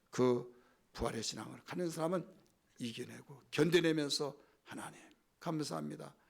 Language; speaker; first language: Korean; native; Korean